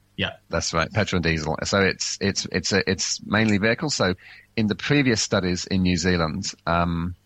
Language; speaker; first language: English; native; English